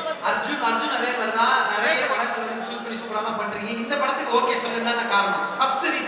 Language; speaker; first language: Tamil; native; Tamil